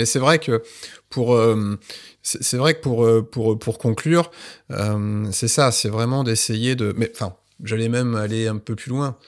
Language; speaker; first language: French; native; French